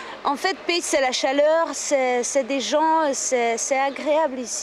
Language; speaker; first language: French; non-native, fluent; Hungarian